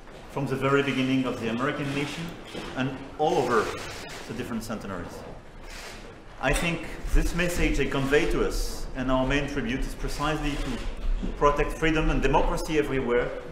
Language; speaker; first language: English; non-native, fluent; French